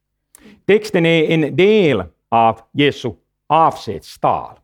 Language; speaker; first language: Swedish; non-native, fluent; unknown